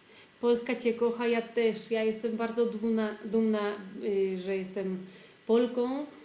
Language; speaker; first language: Polish; early bilingual, heritage; Polish